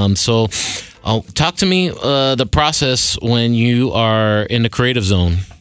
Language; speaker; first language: English; early bilingual, other home language; Spanish